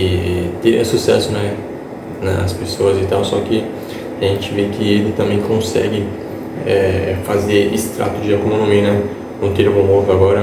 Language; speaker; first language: Portuguese; native; Portuguese